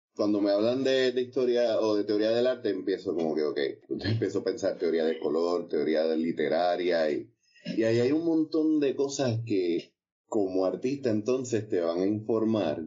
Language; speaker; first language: Spanish; native; Spanish